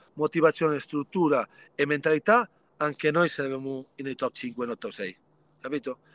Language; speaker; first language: Italian; early bilingual, other home language; Spanish